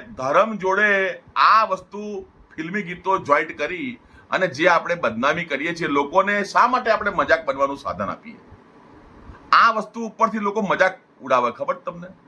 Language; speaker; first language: Gujarati; non-native, local second language; Punjabi